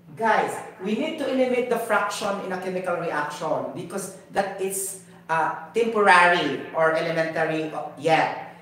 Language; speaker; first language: English; non-native, local second language; Cebuano